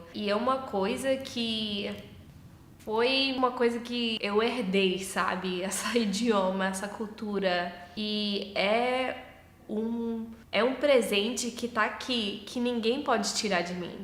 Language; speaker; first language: Portuguese; early bilingual, heritage; English